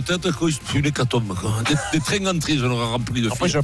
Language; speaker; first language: French; native; French